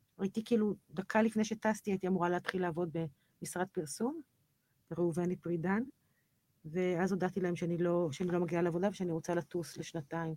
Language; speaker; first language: Hebrew; native; Hebrew